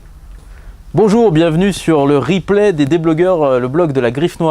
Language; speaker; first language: French; native; French